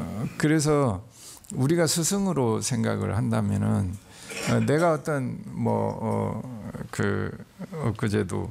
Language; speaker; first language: Korean; native; Korean